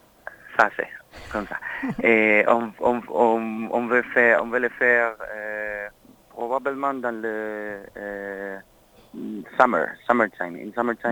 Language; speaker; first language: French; non-native, learner; Spanish